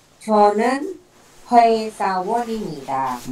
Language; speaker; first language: Korean; non-native, learner; Indonesian